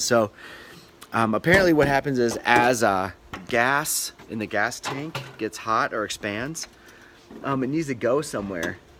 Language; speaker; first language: English; native; English